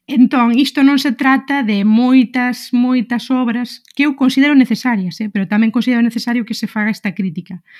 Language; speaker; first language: Galician; native; Galician